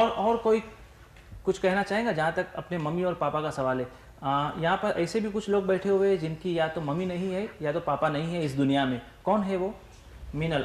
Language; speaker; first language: Hindi; native; Hindi